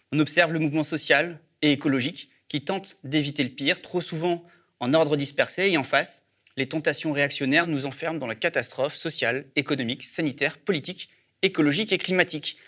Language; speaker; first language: French; native; French